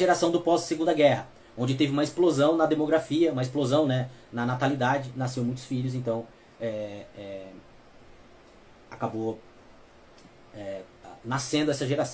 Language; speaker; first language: Portuguese; native; Portuguese